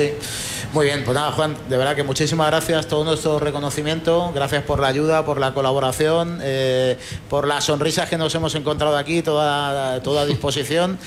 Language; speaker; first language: Spanish; native; Spanish